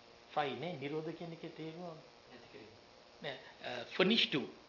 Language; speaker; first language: German; non-native, learner; Sinhala